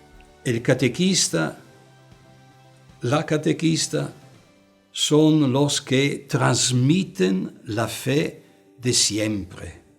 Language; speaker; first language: Spanish; non-native, fluent; Italian